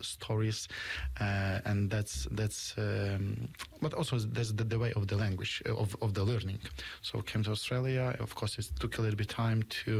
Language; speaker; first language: English; non-native, fluent; Ukrainian